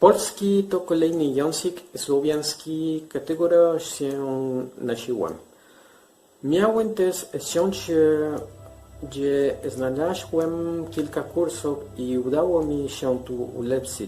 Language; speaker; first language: Polish; non-native, learner; Spanish